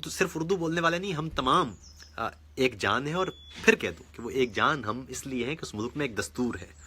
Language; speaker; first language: Urdu; non-native, local second language; Pahari-Potwari